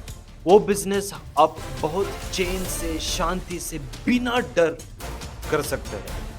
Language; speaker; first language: Hindi; non-native, local second language; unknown